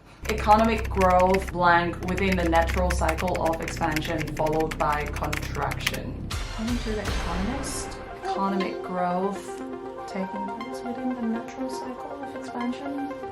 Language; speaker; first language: English; non-native, fluent; Thai